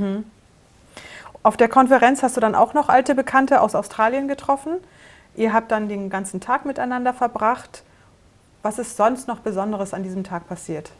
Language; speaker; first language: German; native; German